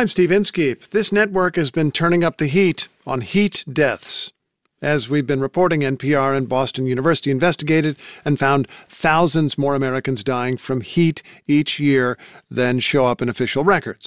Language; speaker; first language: English; native; English